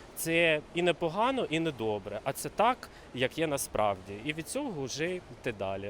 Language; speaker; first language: Ukrainian; native; Ukrainian